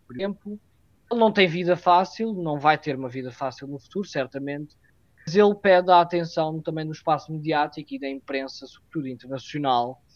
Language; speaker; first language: Portuguese; native; Portuguese